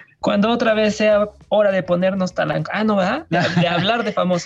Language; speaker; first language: Spanish; native; Spanish